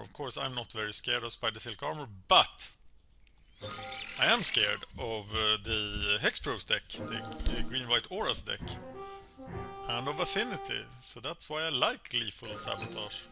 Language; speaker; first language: English; non-native, fluent; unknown